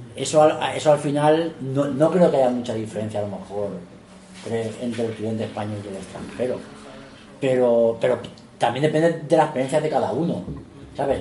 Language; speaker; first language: Spanish; native; Spanish